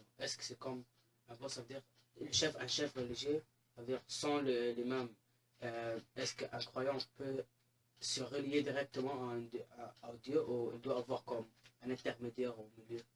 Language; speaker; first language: French; non-native, fluent; Arabic